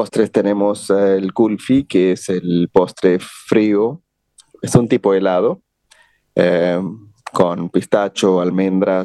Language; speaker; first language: Spanish; non-native, fluent; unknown